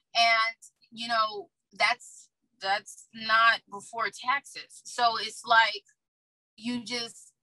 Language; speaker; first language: English; native; English